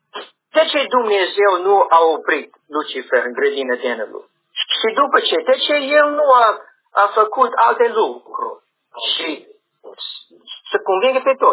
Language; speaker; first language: Romanian; non-native, learner; English